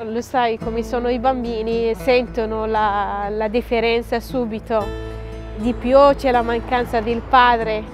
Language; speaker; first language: Italian; non-native, fluent; Arabic